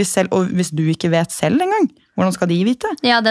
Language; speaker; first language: Norwegian; native; Norwegian